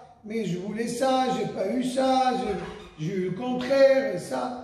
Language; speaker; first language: French; native; French